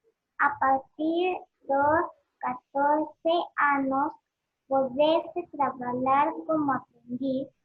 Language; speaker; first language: Portuguese; non-native, learner; Spanish